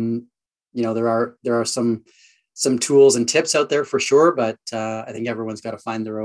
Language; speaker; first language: English; native; English